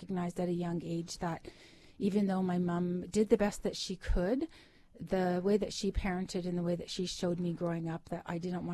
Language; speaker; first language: English; native; English